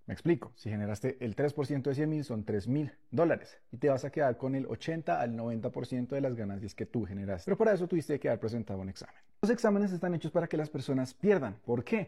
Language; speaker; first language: Spanish; native; Spanish